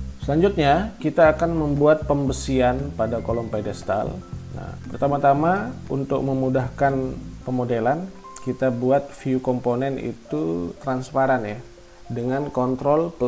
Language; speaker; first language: Indonesian; native; Indonesian